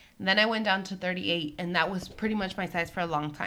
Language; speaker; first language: English; early bilingual, other home language; Spanish